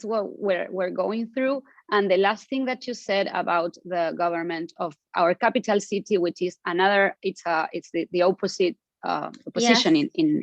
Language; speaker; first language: English; non-native, fluent; Spanish